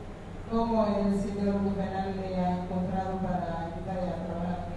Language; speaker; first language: Spanish; non-native, fluent; Haitian Creole